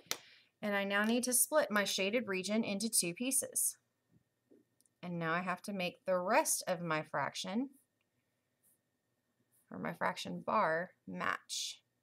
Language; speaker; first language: English; native; English